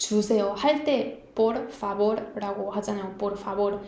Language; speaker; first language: Spanish; non-native, fluent; Korean